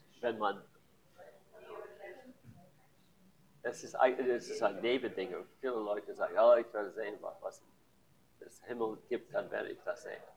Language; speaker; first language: German; non-native, learner; English